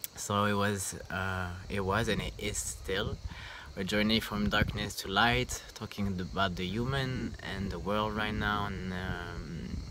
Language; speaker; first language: English; non-native, fluent; French